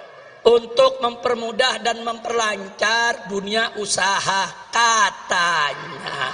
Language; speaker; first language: Indonesian; native; Indonesian